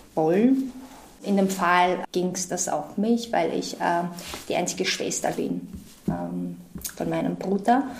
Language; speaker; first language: German; non-native, fluent; Georgian